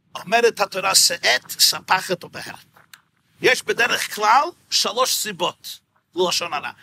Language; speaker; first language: Hebrew; non-native, fluent; English